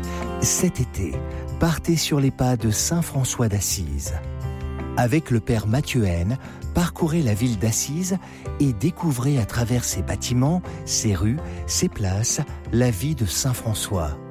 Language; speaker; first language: French; native; French